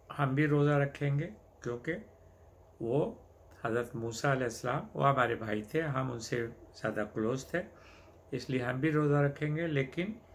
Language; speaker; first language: Hindi; native; Hindi